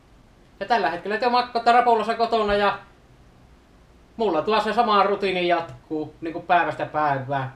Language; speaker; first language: Finnish; native; Finnish